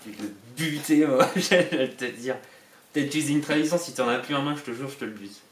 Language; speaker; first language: French; native; French